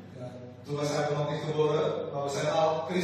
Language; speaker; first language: Dutch; non-native, fluent; Indonesian